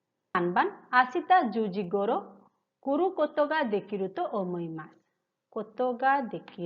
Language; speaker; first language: Japanese; non-native, fluent; Hindi